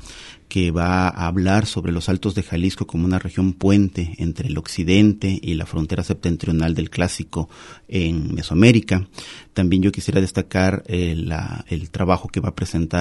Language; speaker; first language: Spanish; native; Spanish